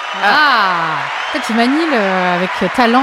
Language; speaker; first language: French; native; French